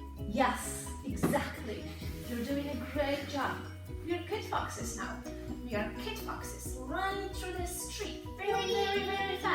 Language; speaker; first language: English; non-native, fluent; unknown